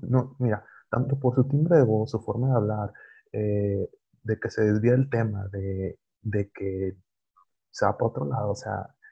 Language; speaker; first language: Spanish; native; Spanish